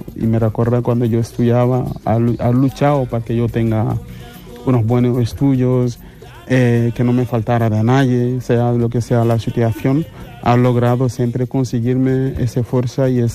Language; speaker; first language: Spanish; non-native, fluent; Wolof